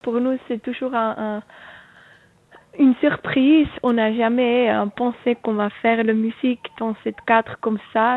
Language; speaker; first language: French; non-native, local second language; Swiss German